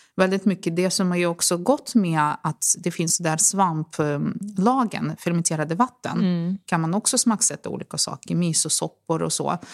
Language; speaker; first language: Swedish; non-native, fluent; Russian